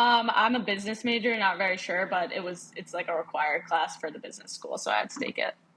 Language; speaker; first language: English; native; English